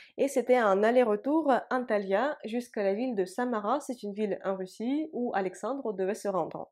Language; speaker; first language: French; non-native, fluent; Russian